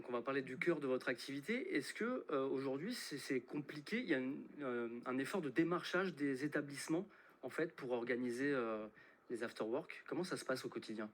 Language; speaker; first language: French; native; French